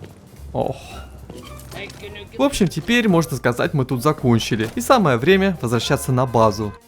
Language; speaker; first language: Russian; native; Russian